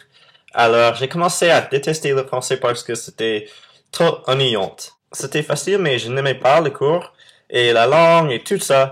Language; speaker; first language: French; non-native, fluent; English